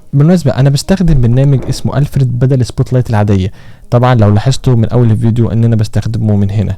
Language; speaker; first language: Arabic; native; Arabic